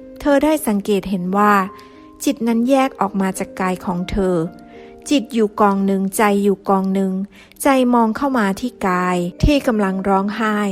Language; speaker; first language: Thai; native; Thai